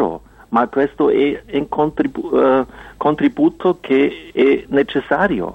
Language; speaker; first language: Italian; non-native, fluent; German